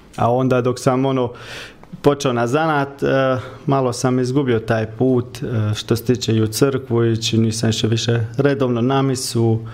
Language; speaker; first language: Croatian; early bilingual, heritage; Croatian